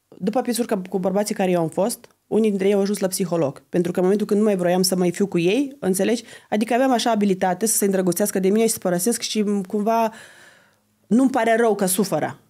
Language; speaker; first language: Romanian; non-native, fluent; Lithuanian